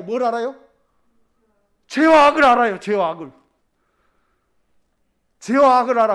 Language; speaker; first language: Korean; native; Korean